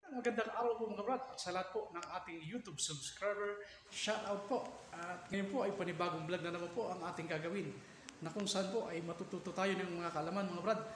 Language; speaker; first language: Filipino; non-native, local second language; Bikol